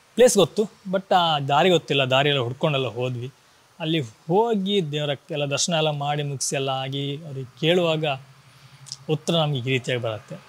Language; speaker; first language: Kannada; non-native, local second language; Tulu